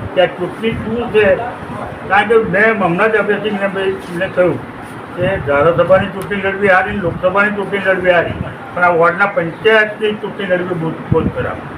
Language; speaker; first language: Gujarati; native; Gujarati